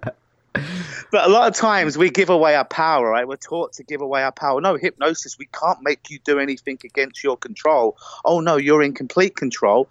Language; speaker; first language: English; native; English